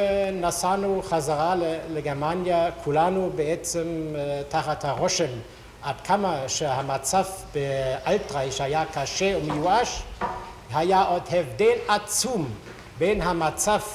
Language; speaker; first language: Hebrew; non-native, fluent; German